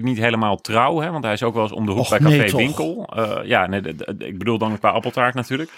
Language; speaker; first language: Dutch; native; Dutch